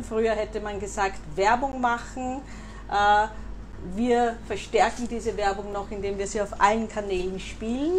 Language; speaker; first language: German; native; German